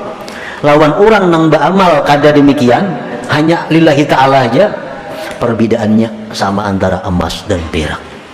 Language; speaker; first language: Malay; non-native, local second language; Banjar